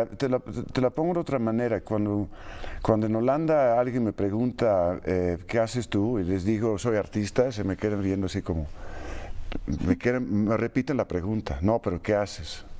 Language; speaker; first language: Spanish; non-native, fluent; Dutch